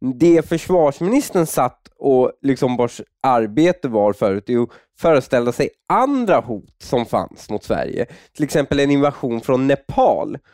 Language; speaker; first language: Swedish; native; Swedish